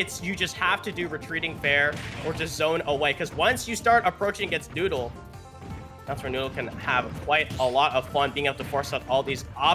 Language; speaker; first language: English; native; English